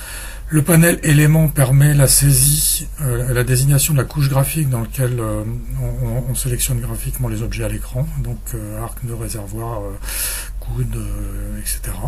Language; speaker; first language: French; native; French